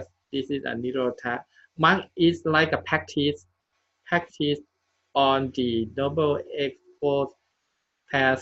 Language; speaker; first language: English; non-native, learner; Thai